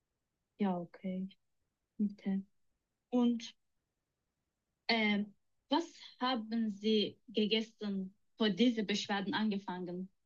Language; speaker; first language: German; non-native, learner; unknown